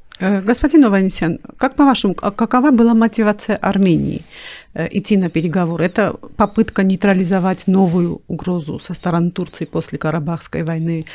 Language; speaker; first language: Russian; non-native, local second language; Armenian